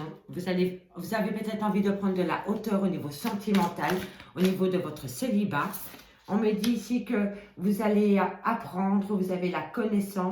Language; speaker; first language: French; native; French